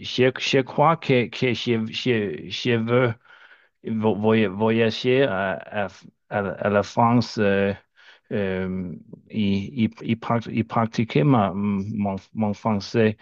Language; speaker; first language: French; non-native, learner; Danish